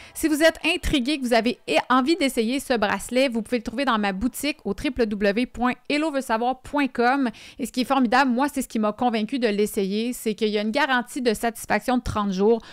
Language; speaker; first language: French; native; French